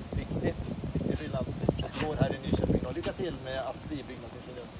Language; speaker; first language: Swedish; native; Swedish